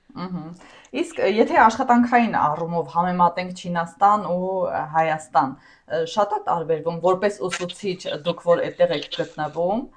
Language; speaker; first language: Armenian; native; Armenian